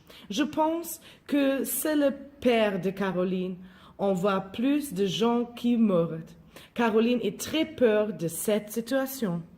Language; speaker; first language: French; non-native, learner; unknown